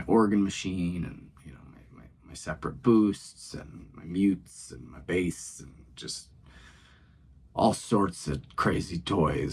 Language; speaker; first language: English; native; English